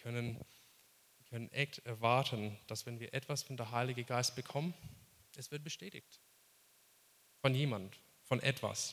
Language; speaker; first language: German; non-native, fluent; English